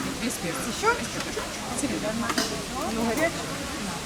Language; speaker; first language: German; non-native, learner; Ukrainian